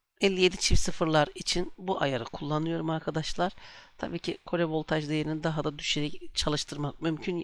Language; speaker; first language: Turkish; native; Turkish